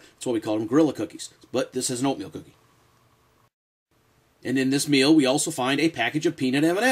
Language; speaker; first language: English; native; English